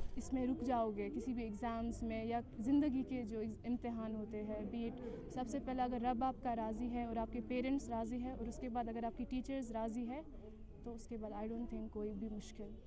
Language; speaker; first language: Hindi; non-native, local second language; Kashmiri